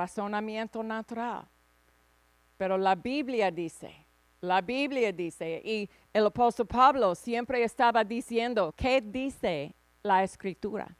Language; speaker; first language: Spanish; non-native, fluent; English